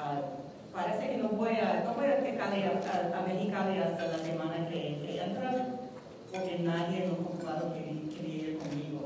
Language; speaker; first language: Spanish; non-native, fluent; English